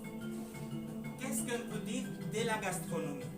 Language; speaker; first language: French; non-native, learner; Spanish